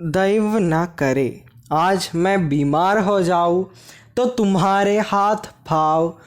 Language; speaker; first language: Hindi; non-native, local second language; Malayalam